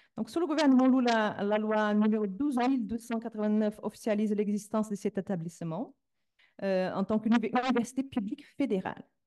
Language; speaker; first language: French; native; French